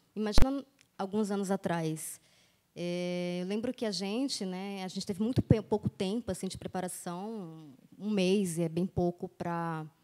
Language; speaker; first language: Portuguese; native; Portuguese